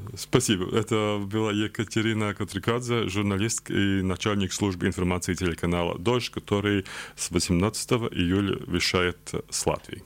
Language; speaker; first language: Russian; non-native, local second language; Latvian